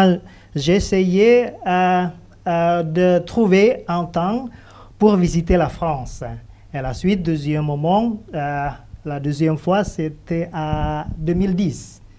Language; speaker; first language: French; non-native, fluent; Indonesian